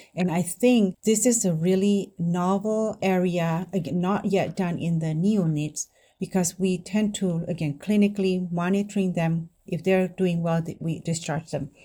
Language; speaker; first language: English; non-native, fluent; Indonesian